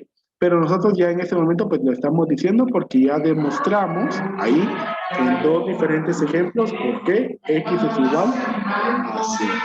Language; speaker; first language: Spanish; native; Spanish